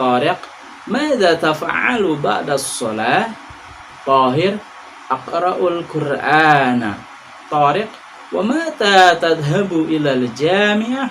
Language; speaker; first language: Arabic; non-native, fluent; Indonesian